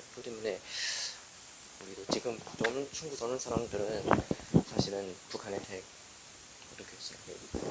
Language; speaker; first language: Korean; non-native, learner; Chinese